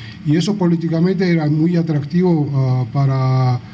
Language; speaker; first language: Spanish; non-native, fluent; Georgian